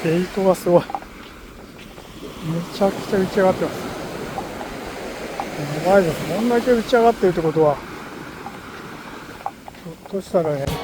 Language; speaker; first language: Japanese; native; Japanese